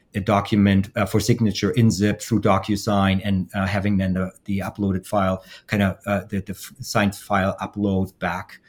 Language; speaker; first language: English; non-native, fluent; German